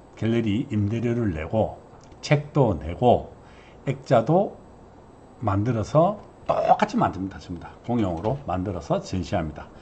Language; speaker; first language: Korean; native; Korean